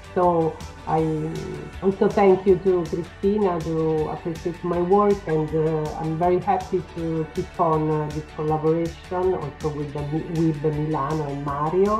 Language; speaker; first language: English; non-native, learner; Italian